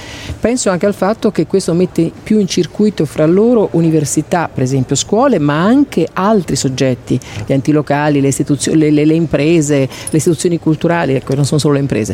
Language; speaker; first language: Italian; native; Italian